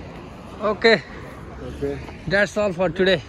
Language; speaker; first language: English; non-native, learner; Nepali